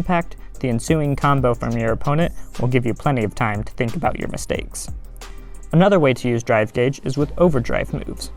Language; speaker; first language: English; native; English